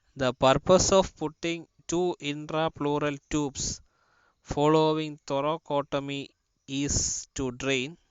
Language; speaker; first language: English; non-native, local second language; Malayalam